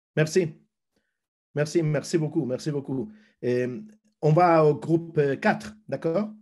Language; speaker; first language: French; non-native, fluent; Spanish